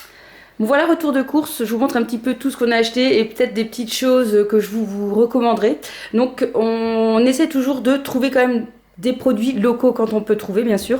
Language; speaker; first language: French; native; French